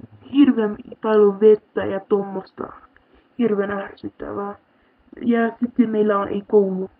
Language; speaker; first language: Finnish; early bilingual, heritage; German